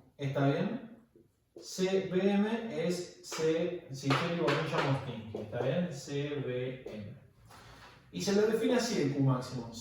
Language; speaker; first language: Spanish; native; Spanish